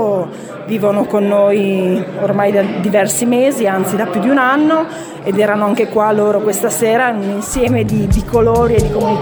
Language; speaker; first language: Italian; native; Italian